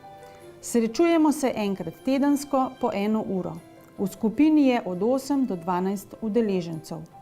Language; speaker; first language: Slovenian; native; Slovenian